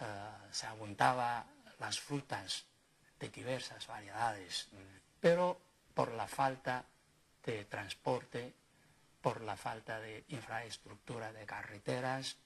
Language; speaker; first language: Spanish; non-native, fluent; Chinese